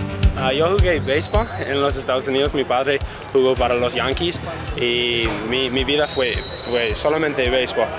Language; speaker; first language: Spanish; non-native, learner; English